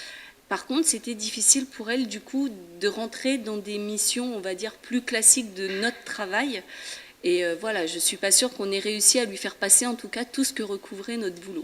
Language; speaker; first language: French; native; French